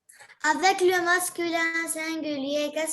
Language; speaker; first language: French; non-native, learner; Arabic